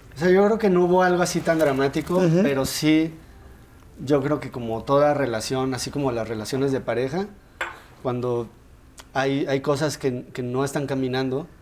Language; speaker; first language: Spanish; native; Spanish